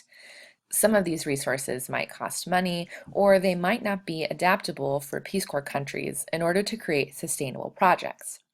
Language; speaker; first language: English; native; English